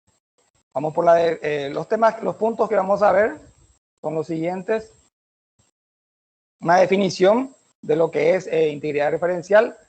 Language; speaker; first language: Spanish; native; Spanish